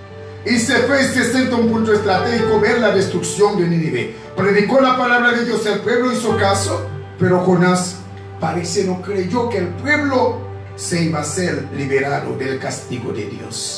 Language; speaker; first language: Spanish; native; Spanish